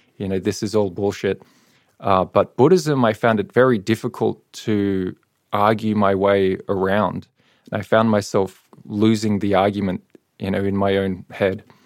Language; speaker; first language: English; native; English